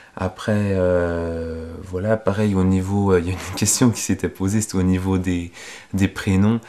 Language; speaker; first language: French; native; French